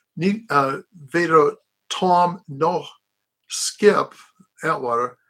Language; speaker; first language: German; non-native, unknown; English